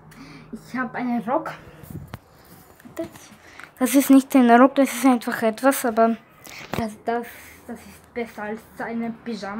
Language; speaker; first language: German; early bilingual, other home language; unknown